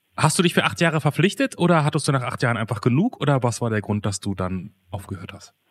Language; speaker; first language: German; native; German